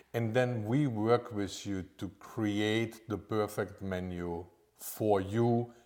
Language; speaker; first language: English; non-native, fluent; German